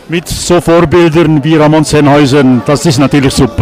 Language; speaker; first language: German; native; German